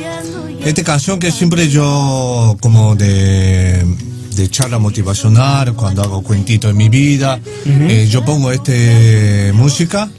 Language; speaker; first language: Spanish; non-native, learner; Japanese